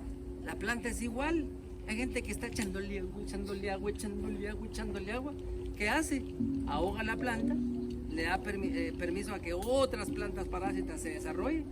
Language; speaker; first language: Spanish; native; Spanish